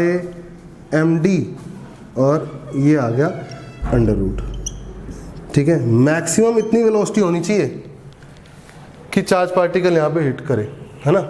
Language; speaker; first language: Hindi; native; Hindi